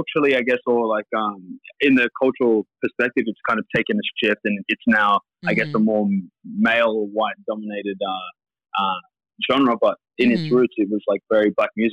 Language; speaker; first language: English; native; English